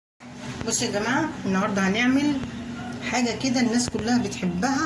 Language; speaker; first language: Arabic; native; Arabic